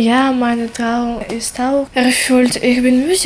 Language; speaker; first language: German; non-native, learner; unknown